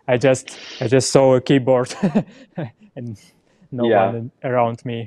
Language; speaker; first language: English; non-native, learner; Russian